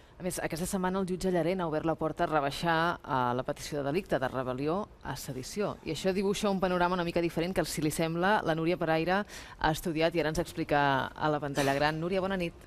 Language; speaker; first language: Catalan; native; Catalan